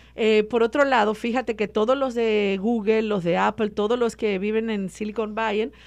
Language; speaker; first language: Spanish; native; Spanish